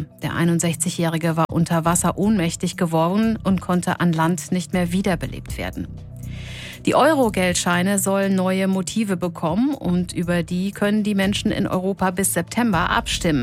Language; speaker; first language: German; native; German